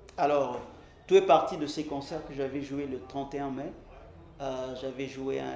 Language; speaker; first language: French; non-native, local second language; Lingala